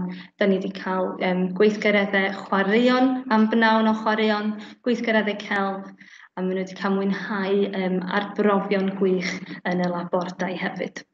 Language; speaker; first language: Welsh; native; Welsh